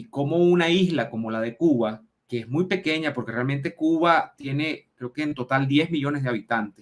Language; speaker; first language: Spanish; native; Spanish